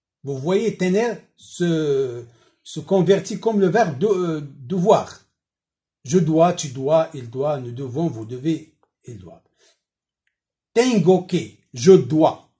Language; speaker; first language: French; non-native, local second language; Arabic